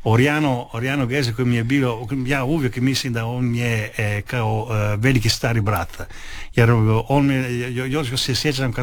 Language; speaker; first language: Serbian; early bilingual, heritage; Italian